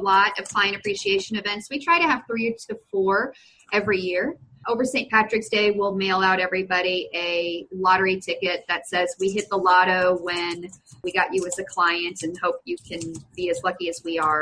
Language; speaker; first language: English; native; English